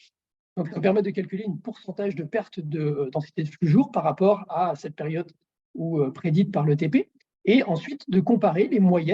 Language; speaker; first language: French; native; French